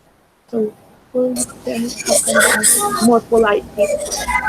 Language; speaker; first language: English; non-native, fluent; Spanish